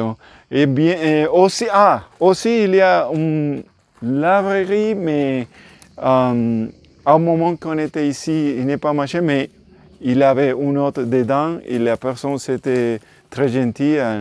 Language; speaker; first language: French; non-native, learner; English